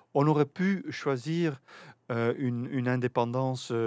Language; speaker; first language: French; native; French